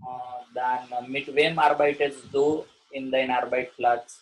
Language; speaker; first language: German; non-native, learner; Gujarati